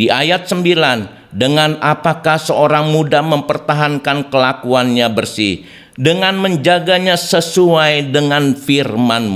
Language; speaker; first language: Indonesian; native; Indonesian